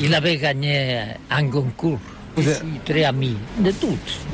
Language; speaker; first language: French; non-native, learner; Catalan